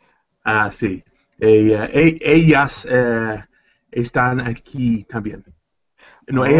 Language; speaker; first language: Spanish; non-native, learner; English